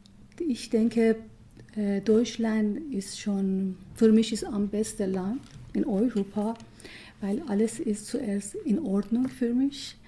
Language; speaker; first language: German; non-native, learner; Persian